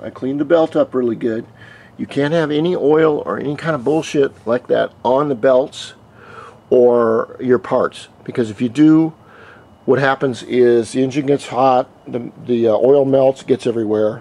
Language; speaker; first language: English; native; English